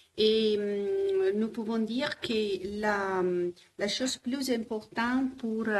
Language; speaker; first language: French; non-native, fluent; Italian